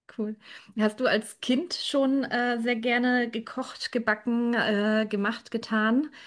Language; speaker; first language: German; native; German